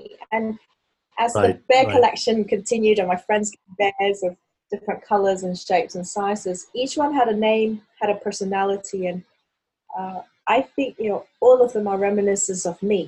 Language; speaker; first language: English; non-native, local second language; Cantonese